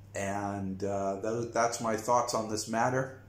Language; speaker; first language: English; native; English